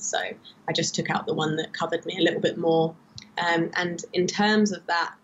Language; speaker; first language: English; native; English